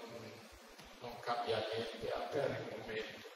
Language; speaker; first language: Italian; non-native, fluent; German